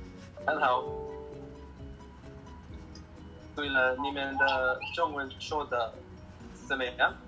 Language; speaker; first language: Chinese; non-native, learner; English